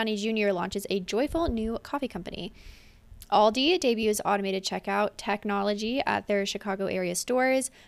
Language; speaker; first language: English; native; English